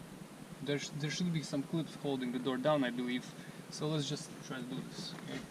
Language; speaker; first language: English; non-native, fluent; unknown